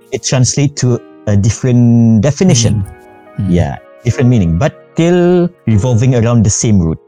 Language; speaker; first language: English; non-native, fluent; Malay